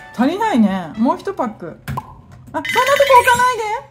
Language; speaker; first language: Japanese; native; Japanese